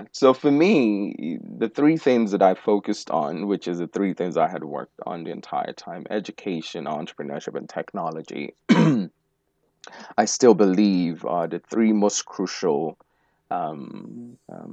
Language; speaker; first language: English; non-native, local second language; Igbo